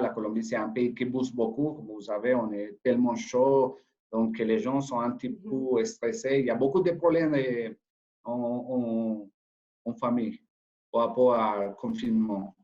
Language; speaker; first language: French; non-native, fluent; Spanish